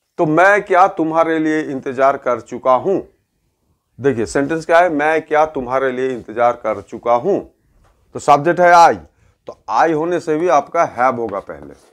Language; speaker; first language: Hindi; native; Hindi